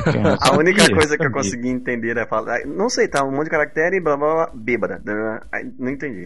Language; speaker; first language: Portuguese; native; Portuguese